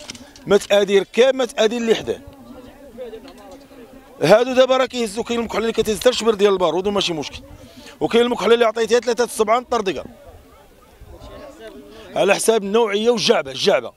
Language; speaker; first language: Arabic; native; Arabic